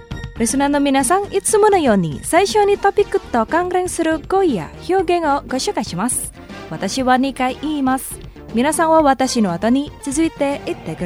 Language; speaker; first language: Japanese; non-native, fluent; Indonesian